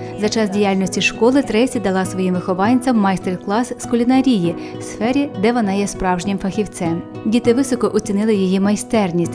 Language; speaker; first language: Ukrainian; native; Ukrainian